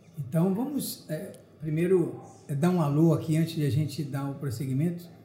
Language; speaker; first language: Portuguese; native; Portuguese